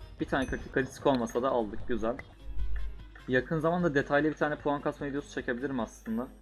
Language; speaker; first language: Turkish; native; Turkish